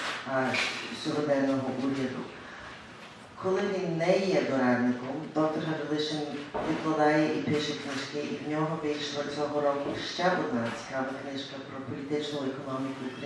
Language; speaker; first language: Ukrainian; early bilingual, heritage; Ukrainian